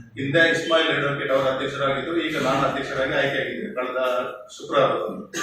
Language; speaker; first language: Kannada; non-native, local second language; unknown